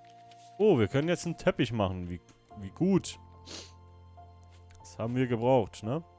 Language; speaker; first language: German; native; German